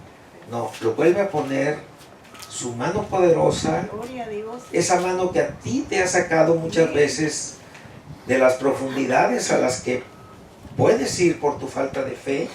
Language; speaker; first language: Spanish; native; Spanish